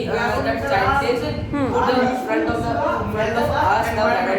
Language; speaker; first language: English; non-native, learner; Hindi